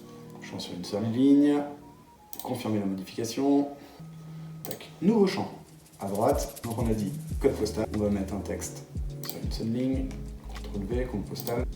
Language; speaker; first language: French; native; French